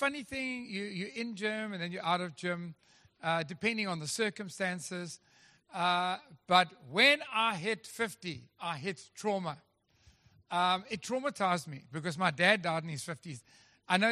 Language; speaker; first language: English; native; English